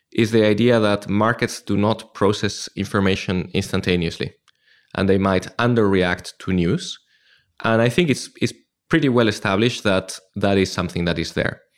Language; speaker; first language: English; non-native, fluent; Spanish